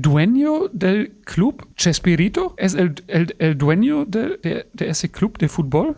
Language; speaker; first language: Spanish; non-native, fluent; German